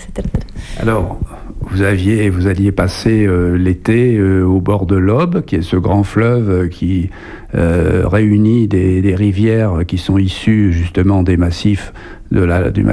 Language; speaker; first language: French; native; French